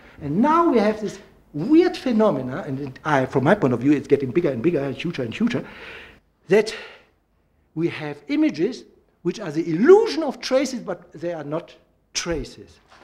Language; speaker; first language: English; non-native, fluent; German